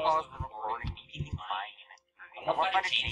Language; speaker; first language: English; native; English